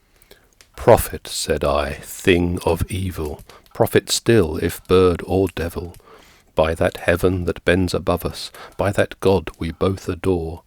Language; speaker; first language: English; native; English